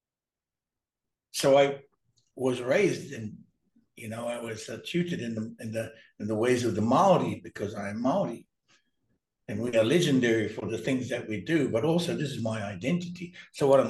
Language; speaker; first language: English; native; English